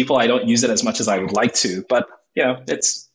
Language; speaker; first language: English; non-native, local second language; Igbo